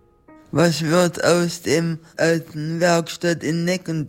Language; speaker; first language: German; native; German